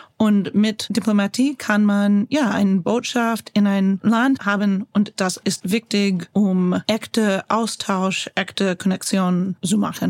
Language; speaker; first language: German; non-native, learner; English